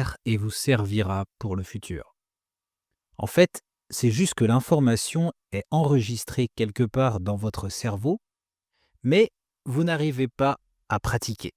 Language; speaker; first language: French; native; French